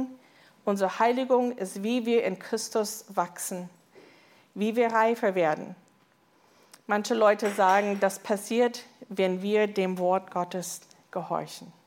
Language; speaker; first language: German; non-native, fluent; English